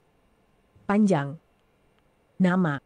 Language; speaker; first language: Indonesian; non-native, learner; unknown